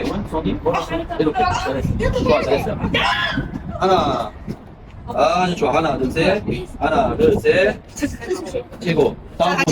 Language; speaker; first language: Korean; non-native, learner; Arabic